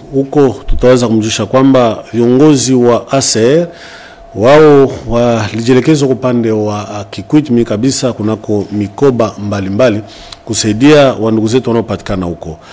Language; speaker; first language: Swahili; native; Swahili